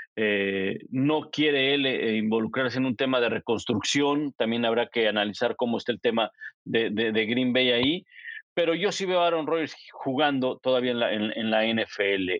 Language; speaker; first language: Spanish; native; Spanish